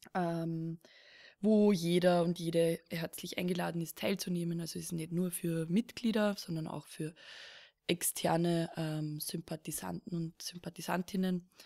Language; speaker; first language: German; native; German